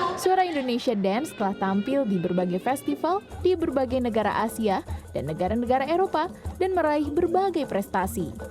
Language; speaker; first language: Indonesian; native; Indonesian